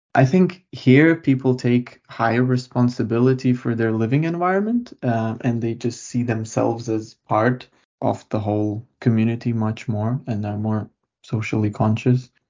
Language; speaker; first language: English; non-native, fluent; Lithuanian